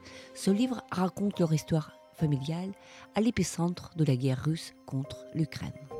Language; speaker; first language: French; non-native, fluent; Ukrainian